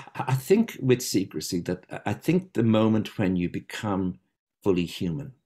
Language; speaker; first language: English; native; English